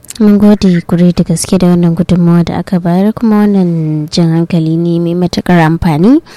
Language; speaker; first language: Hausa; native; Hausa